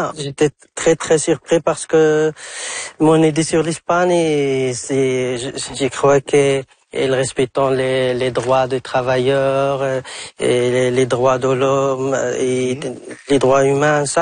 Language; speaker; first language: French; non-native, local second language; Arabic